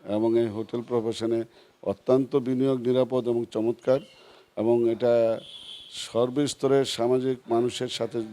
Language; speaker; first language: Bangla; native; Bangla